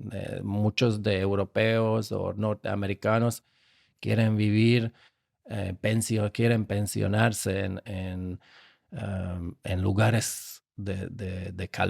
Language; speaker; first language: Spanish; non-native, fluent; Slovak